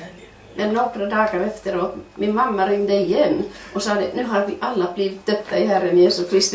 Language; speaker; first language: Swedish; non-native, fluent; Finnish